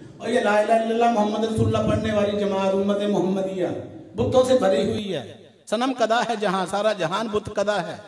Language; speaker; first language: Urdu; non-native, local second language; Punjabi